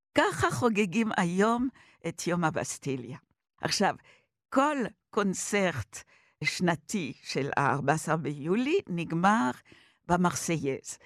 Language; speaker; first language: Hebrew; non-native, fluent; French